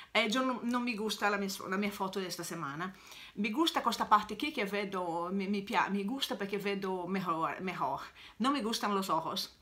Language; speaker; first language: Spanish; non-native, learner; Italian